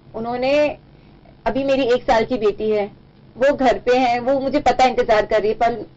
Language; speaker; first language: Hindi; native; Hindi